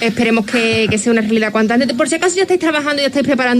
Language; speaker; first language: Spanish; native; Spanish